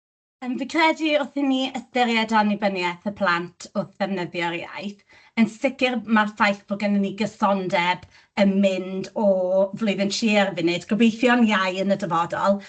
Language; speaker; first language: Welsh; native; Welsh